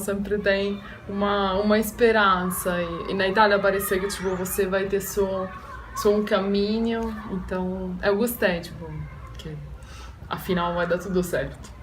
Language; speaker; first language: Portuguese; non-native, fluent; Italian